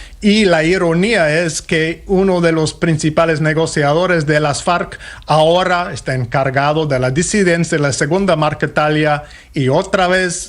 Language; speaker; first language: Spanish; non-native, fluent; English